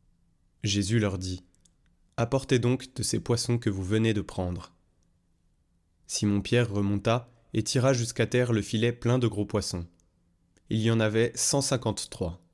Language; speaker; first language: French; native; French